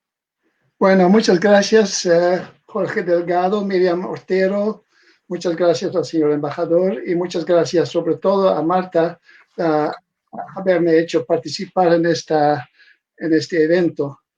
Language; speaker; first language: Spanish; non-native, fluent; Dutch